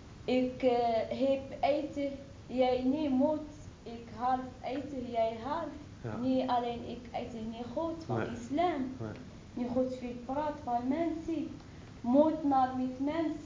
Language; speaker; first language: Dutch; non-native, learner; Arabic